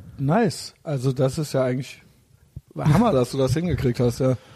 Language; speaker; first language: German; native; German